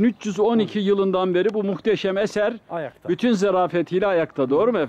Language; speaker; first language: Turkish; native; Turkish